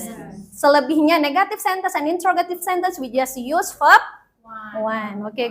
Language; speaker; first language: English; non-native, fluent; Indonesian